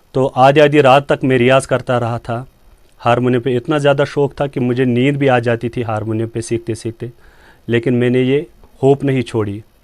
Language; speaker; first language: Hindi; non-native, local second language; Kashmiri